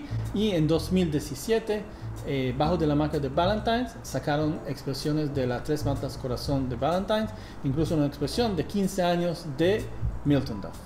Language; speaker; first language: Spanish; non-native, fluent; English